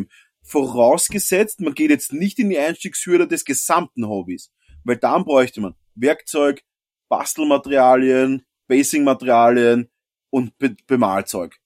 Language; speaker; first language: German; native; German